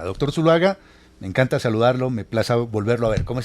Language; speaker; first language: Spanish; native; Spanish